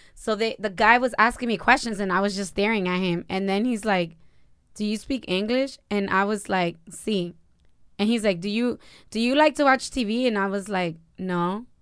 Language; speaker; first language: English; early bilingual, other home language; Spanish